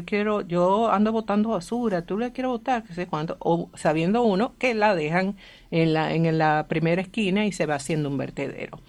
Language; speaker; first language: Spanish; native; Spanish